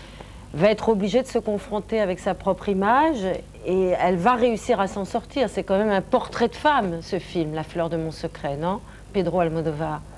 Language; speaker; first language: French; native; French